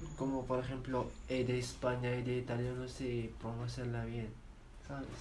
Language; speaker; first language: Spanish; non-native, learner; Arabic